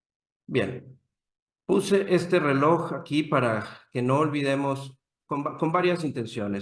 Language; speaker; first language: Spanish; native; Spanish